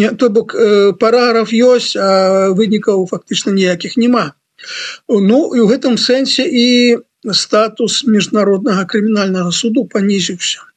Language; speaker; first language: Belarusian; non-native, local second language; Russian